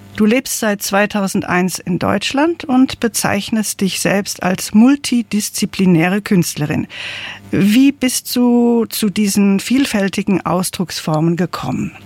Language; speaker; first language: German; native; German